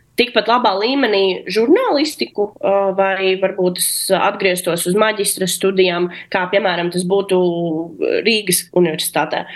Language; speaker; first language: Latvian; non-native, local second language; Russian